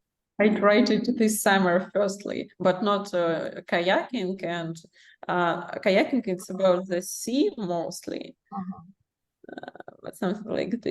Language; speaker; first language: English; non-native, learner; Russian